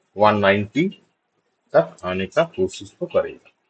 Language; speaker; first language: Hindi; non-native, local second language; Bangla